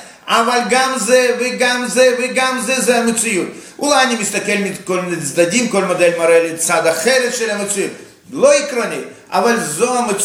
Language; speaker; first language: Hebrew; non-native, fluent; Russian